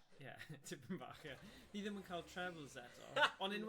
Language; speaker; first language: Welsh; native; Welsh